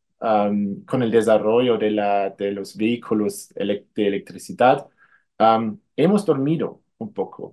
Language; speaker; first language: Spanish; non-native, fluent; German